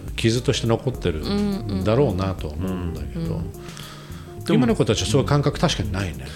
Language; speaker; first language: Japanese; native; Japanese